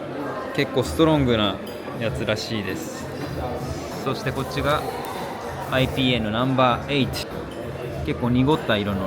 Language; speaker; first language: Japanese; native; Japanese